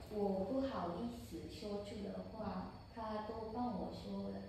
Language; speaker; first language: Chinese; non-native, learner; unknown